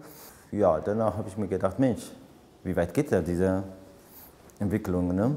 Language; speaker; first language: German; non-native, fluent; Amharic